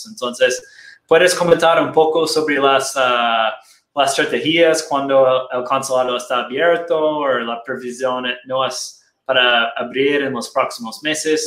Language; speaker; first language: Spanish; non-native, fluent; Portuguese